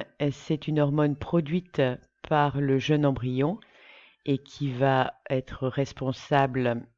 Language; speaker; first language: French; native; French